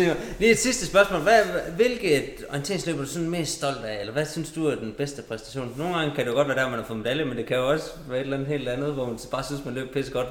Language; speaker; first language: Danish; native; Danish